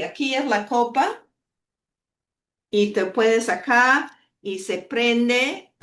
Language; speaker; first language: Spanish; non-native, fluent; English